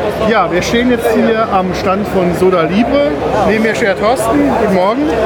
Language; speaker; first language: German; native; German